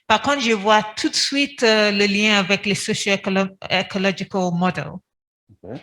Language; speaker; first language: French; non-native, fluent; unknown